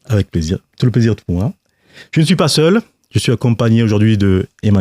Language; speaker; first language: French; native; French